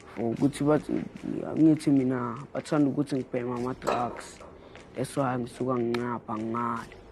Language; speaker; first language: Zulu; native; Zulu